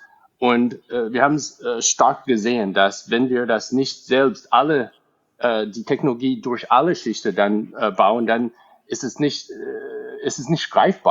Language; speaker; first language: German; non-native, fluent; English